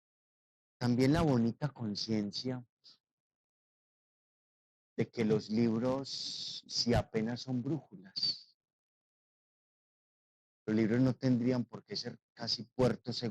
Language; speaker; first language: Spanish; native; Spanish